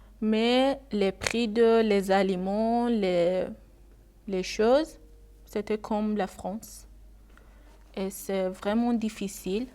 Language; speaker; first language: French; non-native, learner; Persian